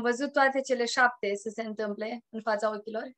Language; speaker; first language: Romanian; native; Romanian